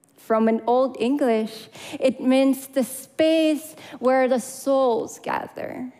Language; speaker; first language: English; non-native, fluent; Russian